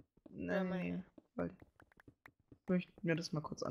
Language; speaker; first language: German; native; German